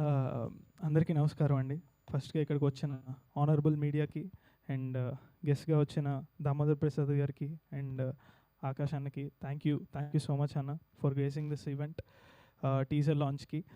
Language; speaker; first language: Telugu; native; Telugu